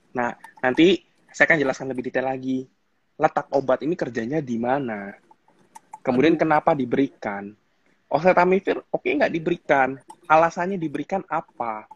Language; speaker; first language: Indonesian; native; Indonesian